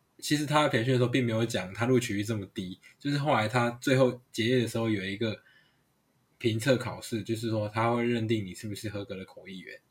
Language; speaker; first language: Chinese; non-native, local second language; Hakka Chinese